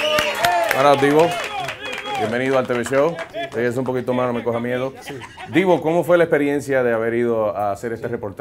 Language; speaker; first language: Spanish; native; Spanish